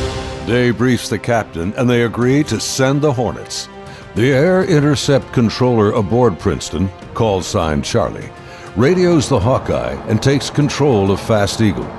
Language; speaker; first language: English; native; English